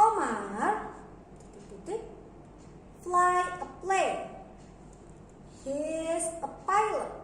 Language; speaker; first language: English; non-native, learner; Indonesian